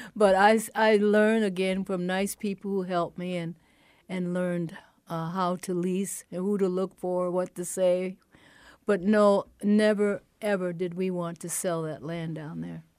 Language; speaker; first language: English; native; English